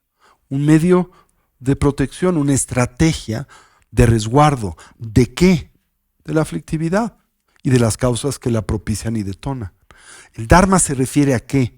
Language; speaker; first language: Spanish; native; Spanish